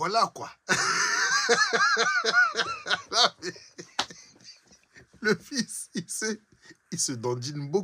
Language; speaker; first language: French; native; French